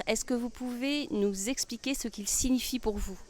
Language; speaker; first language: French; native; French